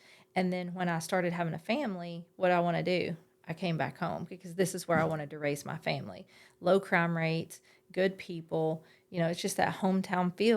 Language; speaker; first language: English; native; English